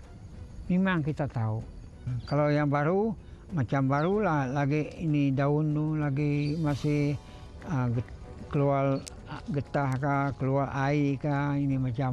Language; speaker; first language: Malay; non-native, local second language; Iban